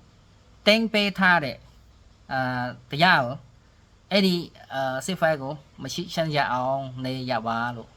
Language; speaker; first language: Burmese; non-native, learner; Khmer